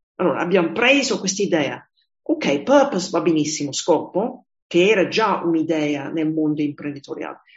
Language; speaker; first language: Italian; non-native, fluent; English